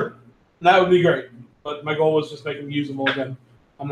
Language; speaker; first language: English; native; English